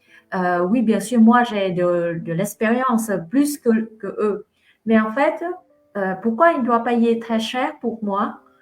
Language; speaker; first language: French; non-native, fluent; Vietnamese